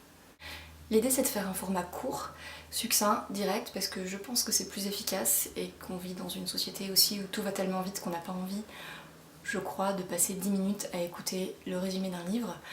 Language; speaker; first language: French; native; French